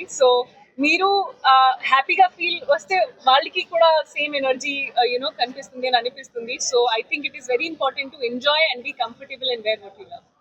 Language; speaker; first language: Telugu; non-native, fluent; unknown